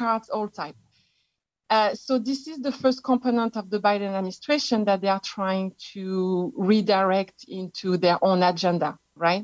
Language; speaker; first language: English; non-native, fluent; French